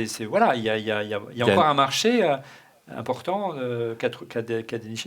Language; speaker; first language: French; native; French